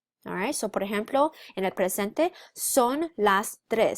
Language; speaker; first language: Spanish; non-native, fluent; English